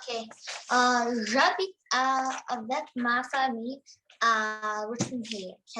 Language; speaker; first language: French; non-native, learner; Chinese